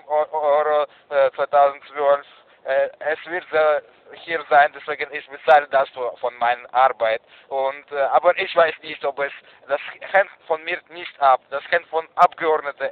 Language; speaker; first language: German; non-native, learner; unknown